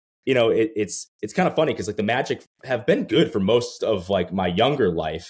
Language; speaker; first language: English; native; English